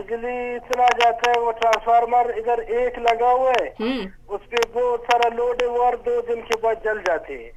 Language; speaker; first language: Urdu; non-native, local second language; Pashto